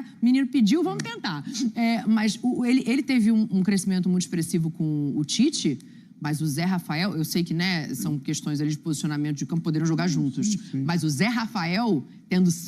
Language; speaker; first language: Portuguese; native; Portuguese